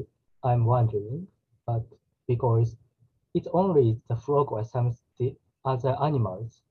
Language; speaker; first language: English; non-native, learner; Japanese